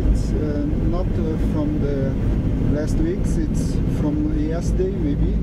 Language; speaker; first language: English; non-native, learner; Arabic